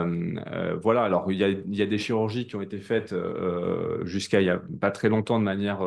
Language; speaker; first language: French; native; French